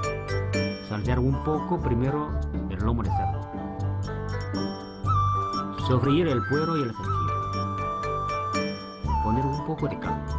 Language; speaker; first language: Spanish; non-native, fluent; Chinese